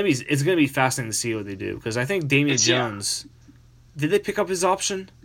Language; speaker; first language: English; native; English